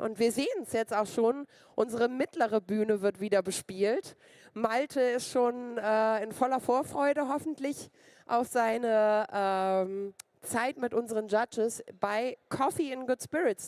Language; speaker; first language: German; native; German